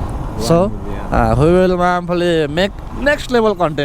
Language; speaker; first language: English; non-native, learner; Nepali